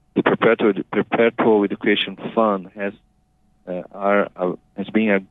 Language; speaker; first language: English; non-native, fluent; Portuguese